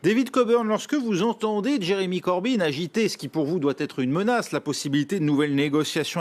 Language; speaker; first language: French; native; French